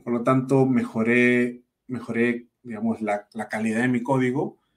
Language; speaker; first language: Spanish; native; Spanish